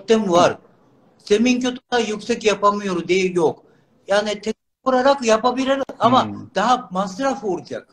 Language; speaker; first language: Turkish; non-native, learner; Japanese